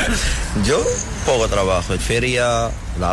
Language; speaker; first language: Spanish; non-native, learner; Arabic